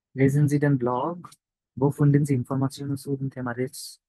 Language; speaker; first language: German; non-native, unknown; Bangla